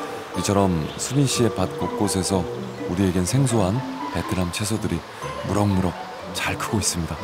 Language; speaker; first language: Korean; native; Korean